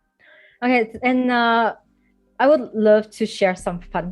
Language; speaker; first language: English; non-native, fluent; Vietnamese